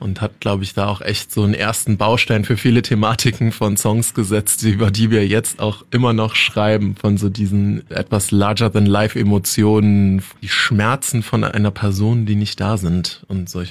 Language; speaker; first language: German; native; German